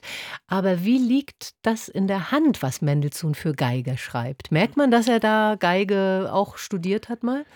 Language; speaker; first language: German; native; German